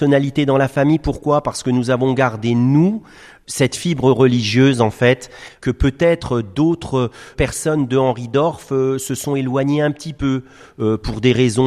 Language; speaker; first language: French; native; French